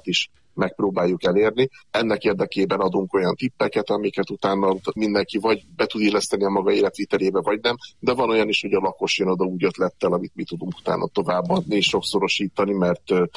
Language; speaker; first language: Hungarian; native; Hungarian